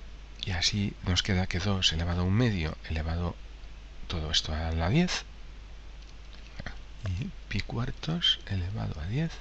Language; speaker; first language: Spanish; native; Spanish